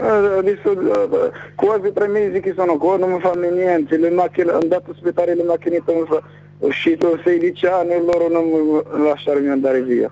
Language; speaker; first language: Italian; non-native, learner; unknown